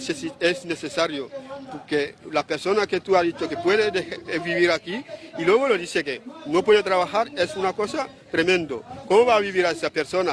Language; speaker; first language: Spanish; non-native, learner; Arabic